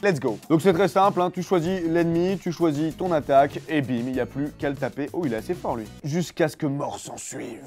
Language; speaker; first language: French; native; French